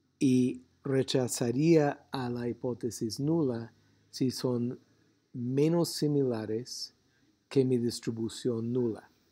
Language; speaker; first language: Spanish; non-native, fluent; English